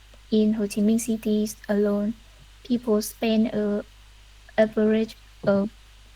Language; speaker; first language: English; non-native, learner; Vietnamese